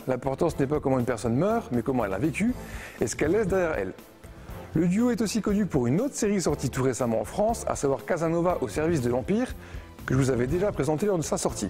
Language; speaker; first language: French; native; French